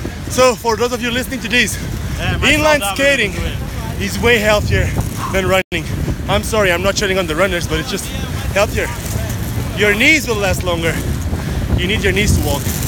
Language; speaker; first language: English; non-native, fluent; Portuguese